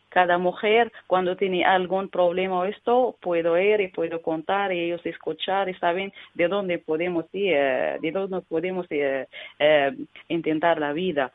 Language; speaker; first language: Spanish; non-native, learner; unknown